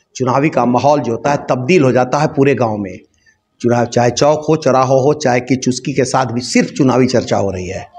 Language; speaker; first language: Hindi; native; Hindi